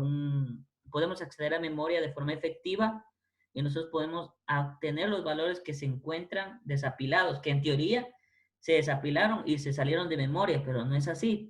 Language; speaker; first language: Spanish; native; Spanish